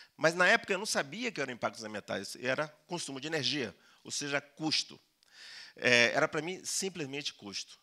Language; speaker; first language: Portuguese; early bilingual, other home language; Spanish